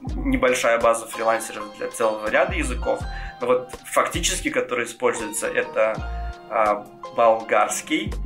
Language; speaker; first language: Russian; non-native, local second language; Georgian